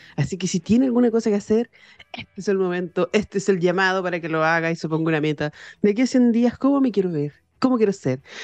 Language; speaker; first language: Spanish; native; Spanish